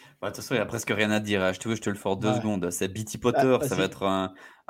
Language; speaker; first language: French; native; French